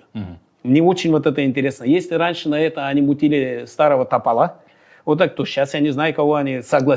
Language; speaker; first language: Russian; non-native, local second language; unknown